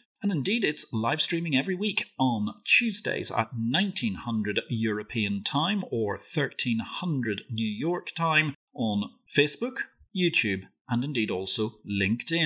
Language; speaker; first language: English; native; English